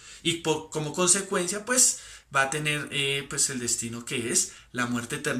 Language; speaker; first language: Spanish; native; Spanish